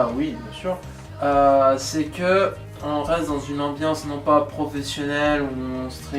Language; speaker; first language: French; native; French